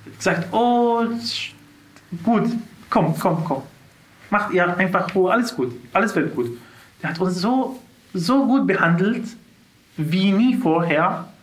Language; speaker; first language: German; non-native, fluent; Arabic